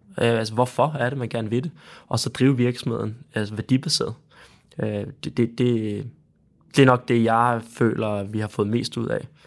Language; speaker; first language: Danish; native; Danish